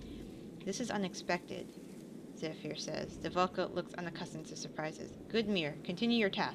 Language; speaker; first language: English; native; English